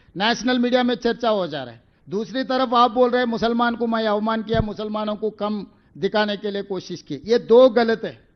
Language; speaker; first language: Hindi; non-native, local second language; Telugu